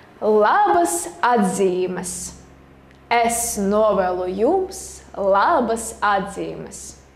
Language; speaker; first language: Latvian; non-native, local second language; Russian